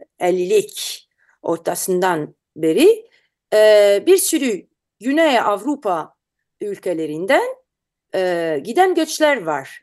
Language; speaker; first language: Turkish; non-native, learner; Italian